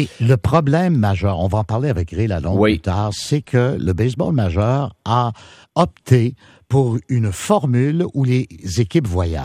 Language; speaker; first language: French; native; French